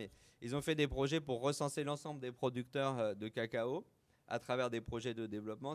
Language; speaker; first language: French; native; French